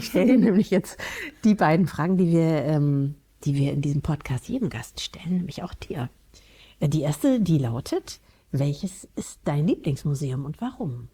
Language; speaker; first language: German; native; German